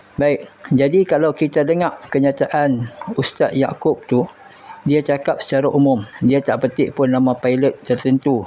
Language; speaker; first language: Malay; native; Malay